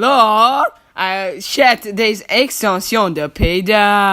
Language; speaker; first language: French; non-native, learner; English